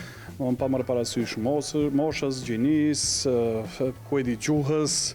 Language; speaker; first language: Albanian; native; Albanian